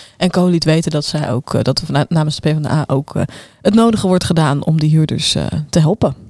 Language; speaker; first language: Dutch; native; Dutch